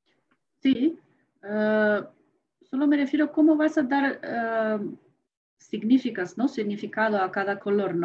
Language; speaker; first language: Spanish; non-native, fluent; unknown